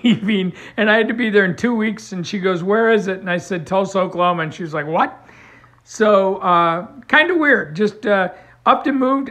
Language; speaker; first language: English; native; English